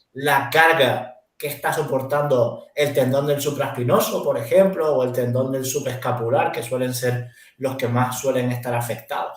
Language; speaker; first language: Spanish; native; Spanish